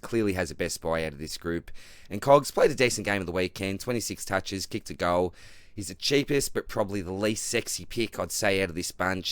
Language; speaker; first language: English; native; English